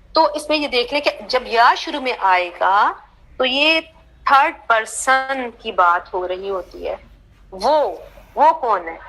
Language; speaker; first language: Urdu; native; Urdu